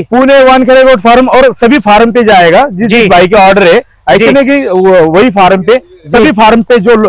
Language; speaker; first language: Hindi; non-native, local second language; Marathi